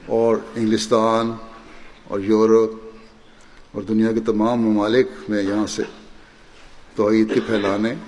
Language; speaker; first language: Urdu; native; Urdu